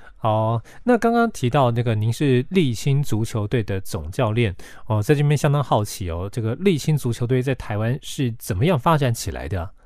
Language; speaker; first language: Chinese; native; Chinese